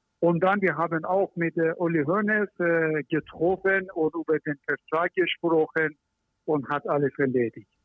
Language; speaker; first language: German; non-native, learner; Persian